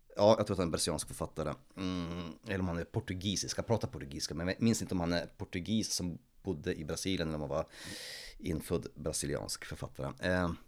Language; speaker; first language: Swedish; early bilingual, other home language; Polish